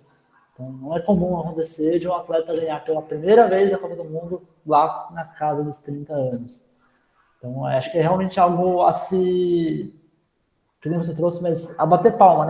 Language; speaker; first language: Portuguese; native; Portuguese